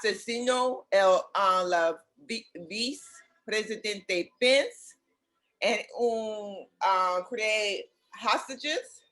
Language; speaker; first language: Spanish; non-native, learner; English